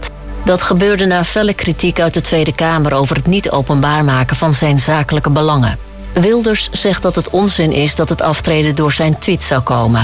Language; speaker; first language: Dutch; native; Dutch